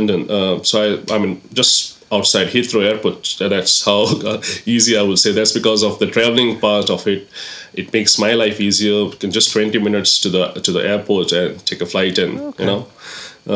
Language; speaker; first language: English; non-native, local second language; Konkani